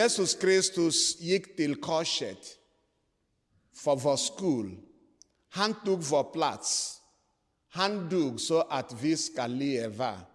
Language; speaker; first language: Swedish; non-native, fluent; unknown